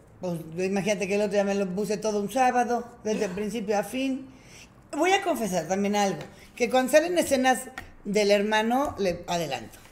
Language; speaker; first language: Spanish; native; Spanish